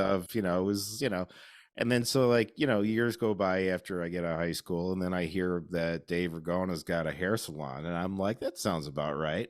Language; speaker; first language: English; native; English